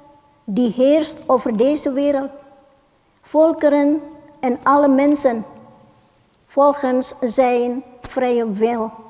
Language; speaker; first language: Dutch; non-native, fluent; Indonesian